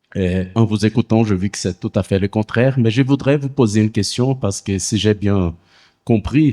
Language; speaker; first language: French; non-native, fluent; Portuguese